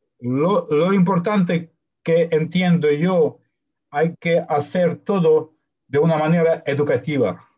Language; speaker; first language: Spanish; non-native, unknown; Russian